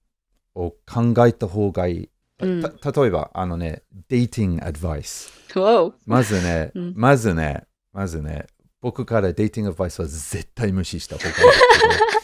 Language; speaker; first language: Japanese; non-native, fluent; English